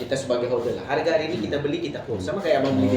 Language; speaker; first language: Indonesian; native; Indonesian